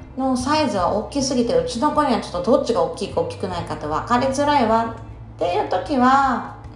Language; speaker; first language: Japanese; native; Japanese